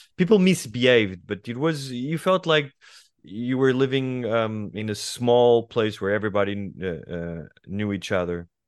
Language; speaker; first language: English; non-native, fluent; Portuguese